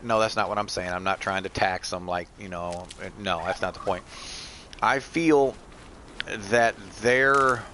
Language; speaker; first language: English; native; English